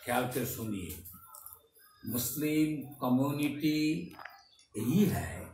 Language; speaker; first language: Hindi; non-native, learner; Bangla